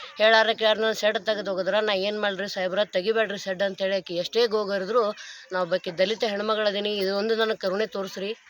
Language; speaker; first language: Kannada; native; Kannada